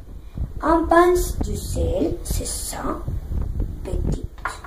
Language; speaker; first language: French; non-native, learner; Spanish